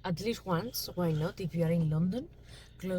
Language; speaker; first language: English; non-native, learner; Spanish